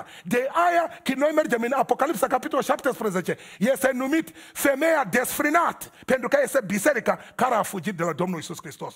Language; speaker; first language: Romanian; non-native, learner; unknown